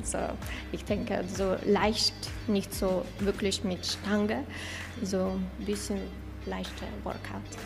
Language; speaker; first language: German; non-native, learner; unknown